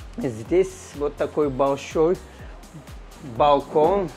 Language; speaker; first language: Russian; non-native, learner; Turkish